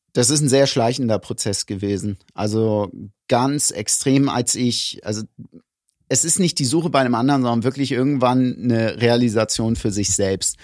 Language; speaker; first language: German; early bilingual, other home language; Greek